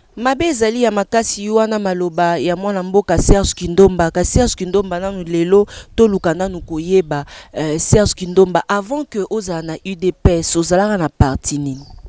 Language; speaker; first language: Lingala; native; Lingala